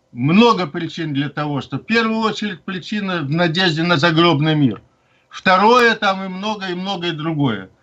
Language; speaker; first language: Russian; native; Russian